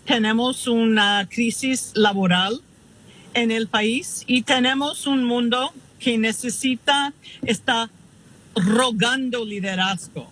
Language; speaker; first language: Spanish; non-native, fluent; English